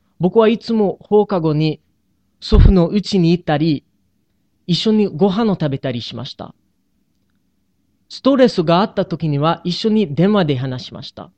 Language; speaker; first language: Japanese; non-native, learner; English